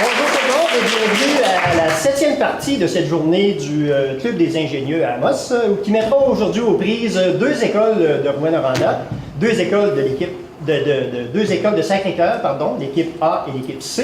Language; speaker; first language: French; native; French